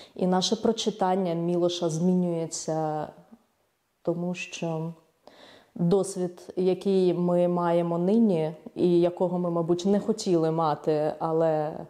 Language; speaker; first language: Ukrainian; native; Ukrainian